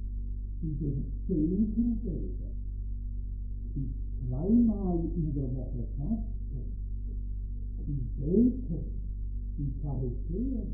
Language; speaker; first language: German; native; German